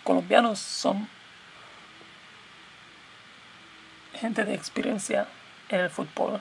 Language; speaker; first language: Spanish; non-native, learner; English